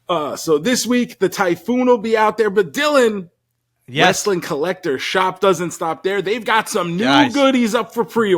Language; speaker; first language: English; native; English